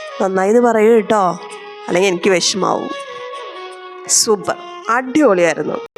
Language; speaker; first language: Malayalam; native; Malayalam